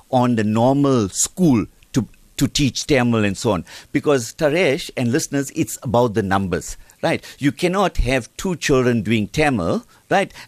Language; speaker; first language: English; native; English